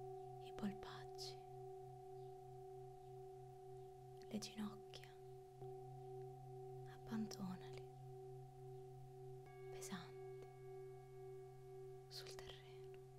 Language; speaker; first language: Italian; native; Italian